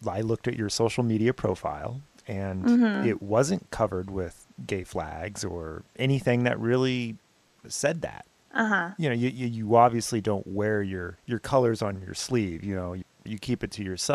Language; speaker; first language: English; native; English